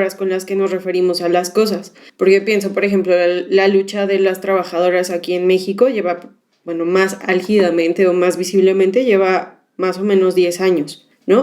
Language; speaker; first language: Spanish; native; Spanish